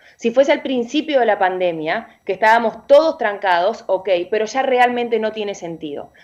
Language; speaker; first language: Spanish; native; Spanish